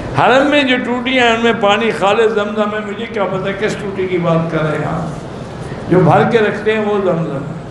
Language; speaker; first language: Urdu; native; Urdu